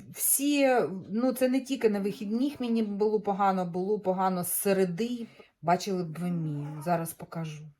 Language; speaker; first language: Ukrainian; native; Ukrainian